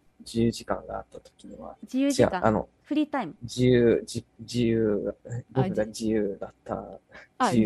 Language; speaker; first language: Japanese; early bilingual, heritage; English